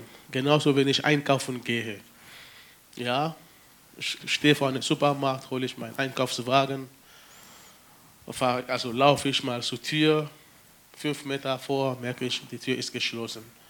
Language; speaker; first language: German; non-native, fluent; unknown